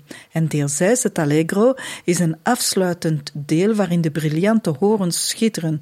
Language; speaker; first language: Dutch; native; Dutch